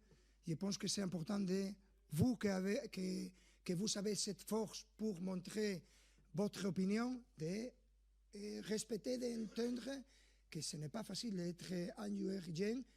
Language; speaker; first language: French; non-native, fluent; Spanish